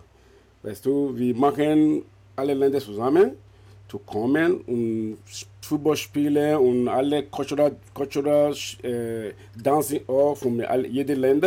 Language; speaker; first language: German; non-native, learner; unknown